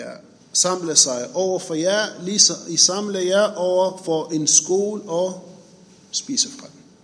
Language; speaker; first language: Danish; non-native, fluent; Arabic